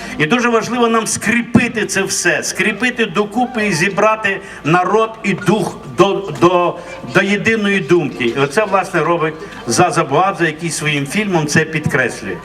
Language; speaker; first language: Ukrainian; native; Ukrainian